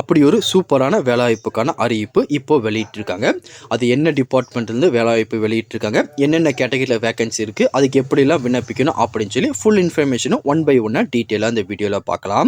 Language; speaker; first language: Tamil; native; Tamil